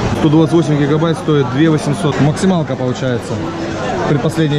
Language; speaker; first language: Russian; native; Russian